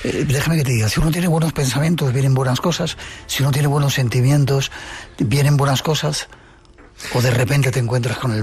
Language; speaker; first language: Spanish; native; Spanish